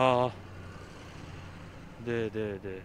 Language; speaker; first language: Swedish; non-native, learner; Arabic